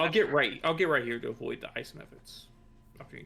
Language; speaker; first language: English; native; English